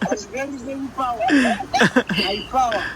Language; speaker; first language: English; non-native, learner; Spanish